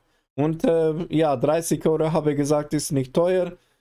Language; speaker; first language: German; non-native, learner; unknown